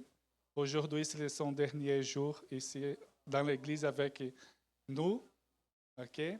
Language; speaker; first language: French; non-native, learner; Portuguese